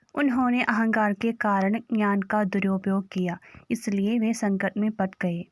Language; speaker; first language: Hindi; non-native, local second language; Malayalam